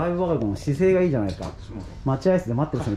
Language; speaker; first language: Japanese; native; Japanese